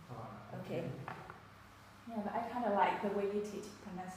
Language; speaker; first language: English; non-native, fluent; Vietnamese